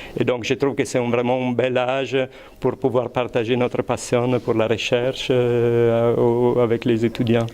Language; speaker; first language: French; non-native, fluent; Italian